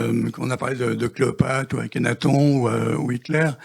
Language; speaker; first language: French; native; French